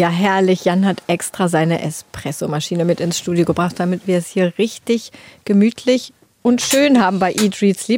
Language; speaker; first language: German; native; German